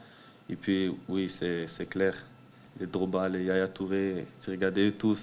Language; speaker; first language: French; early bilingual, heritage; French